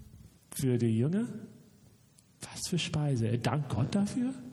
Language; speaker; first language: German; non-native, fluent; English